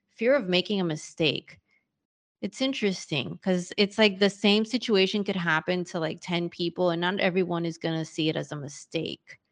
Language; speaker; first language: English; native; English